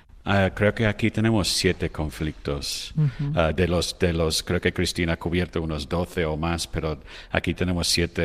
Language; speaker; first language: Spanish; non-native, fluent; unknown